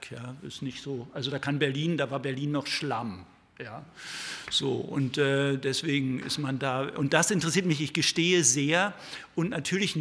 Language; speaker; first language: German; native; German